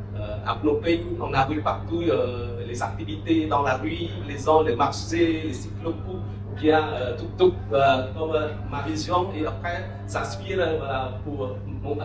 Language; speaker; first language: French; non-native, local second language; Khmer